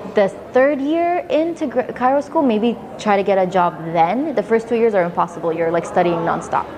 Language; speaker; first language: English; early bilingual, other home language; Arabic